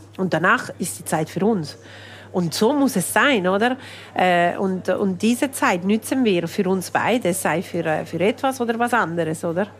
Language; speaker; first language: German; non-native, local second language; Italian